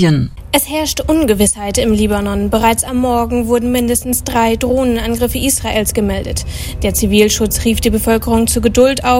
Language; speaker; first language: German; native; German